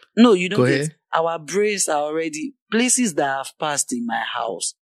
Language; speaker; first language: English; non-native, local second language; Yoruba